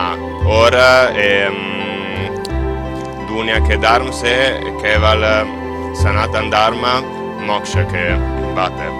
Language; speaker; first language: Hindi; non-native, learner; Italian